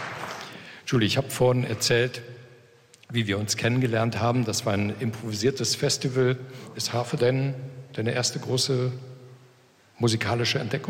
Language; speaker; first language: German; native; German